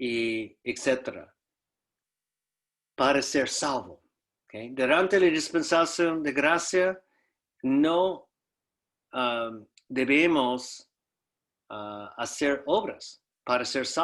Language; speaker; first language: Spanish; non-native, fluent; English